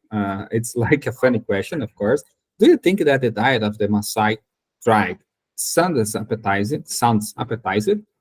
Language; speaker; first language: English; non-native, learner; Portuguese